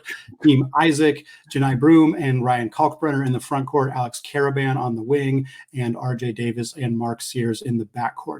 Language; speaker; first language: English; native; English